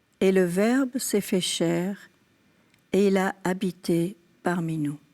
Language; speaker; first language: French; early bilingual, other home language; English